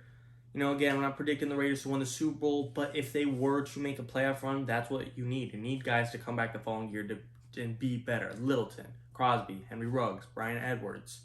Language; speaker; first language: English; native; English